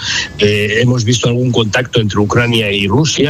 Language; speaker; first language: Spanish; native; Spanish